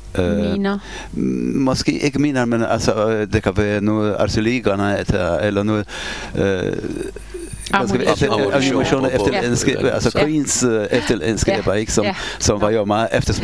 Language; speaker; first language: Danish; non-native, fluent; Polish